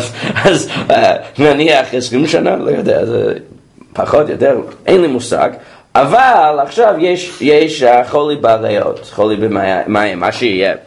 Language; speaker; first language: Hebrew; non-native, fluent; English